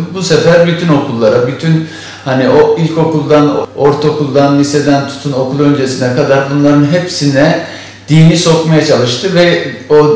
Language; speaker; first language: Turkish; native; Turkish